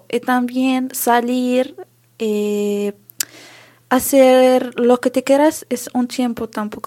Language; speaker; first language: Spanish; non-native, learner; Arabic